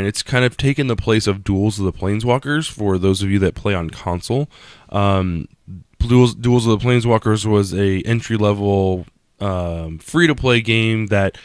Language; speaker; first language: English; native; English